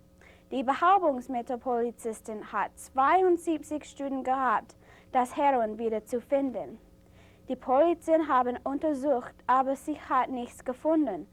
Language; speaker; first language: German; non-native, learner; English